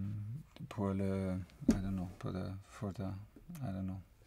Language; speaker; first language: French; non-native, fluent; German